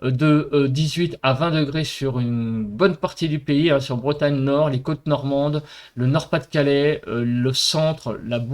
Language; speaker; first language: French; native; French